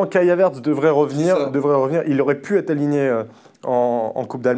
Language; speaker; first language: French; native; French